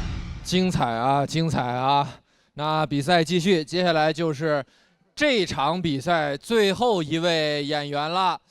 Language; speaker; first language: Chinese; native; Chinese